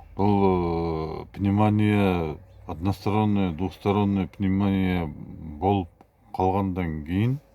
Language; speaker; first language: Russian; non-native, local second language; Kyrgyz